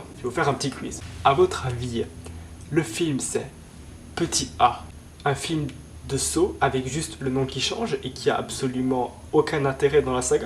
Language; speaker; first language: French; native; French